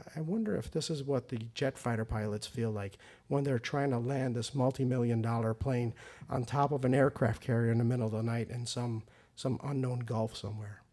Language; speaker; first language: English; early bilingual, other home language; Persian